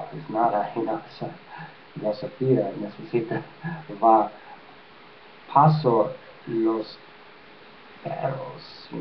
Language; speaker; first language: Spanish; non-native, learner; English